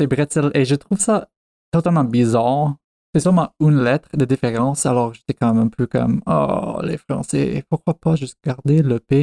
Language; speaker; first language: French; non-native, fluent; English